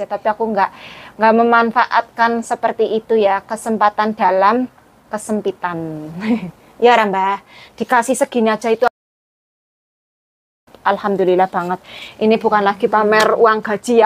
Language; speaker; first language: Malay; non-native, local second language; Javanese